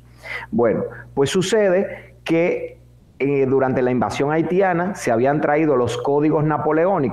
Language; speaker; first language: Spanish; native; Spanish